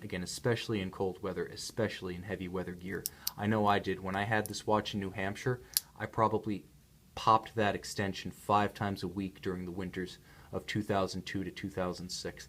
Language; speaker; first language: English; native; English